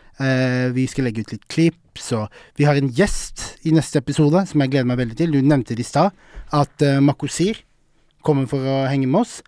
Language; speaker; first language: Norwegian; early bilingual, other home language; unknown